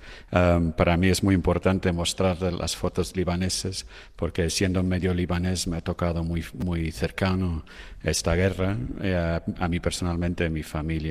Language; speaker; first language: Spanish; non-native, fluent; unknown